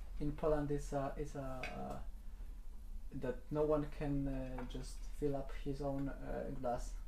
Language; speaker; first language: English; non-native, learner; Polish